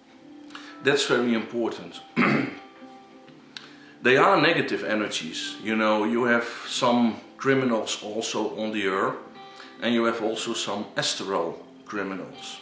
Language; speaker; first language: English; non-native, learner; Dutch